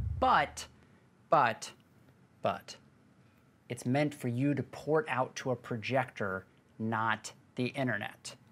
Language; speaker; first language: English; native; English